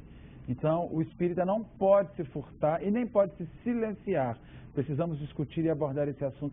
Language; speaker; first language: Portuguese; native; Portuguese